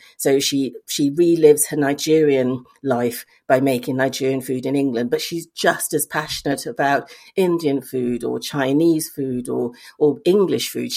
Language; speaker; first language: English; native; English